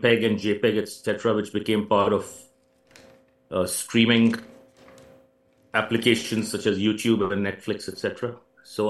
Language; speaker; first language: English; non-native, local second language; Hindi